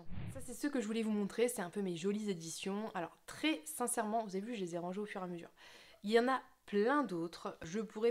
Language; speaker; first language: French; native; French